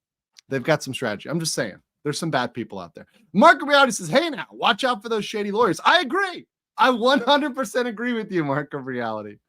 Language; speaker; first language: English; native; English